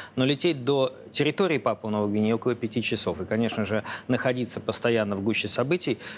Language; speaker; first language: Russian; native; Russian